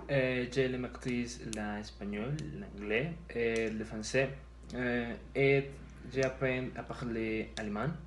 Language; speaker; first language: French; non-native, learner; Spanish